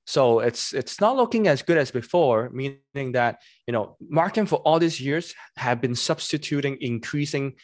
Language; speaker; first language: English; non-native, local second language; Cantonese